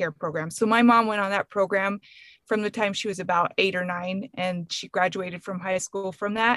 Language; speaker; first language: English; native; English